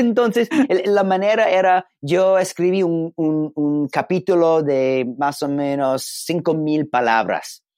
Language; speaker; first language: Spanish; non-native, learner; English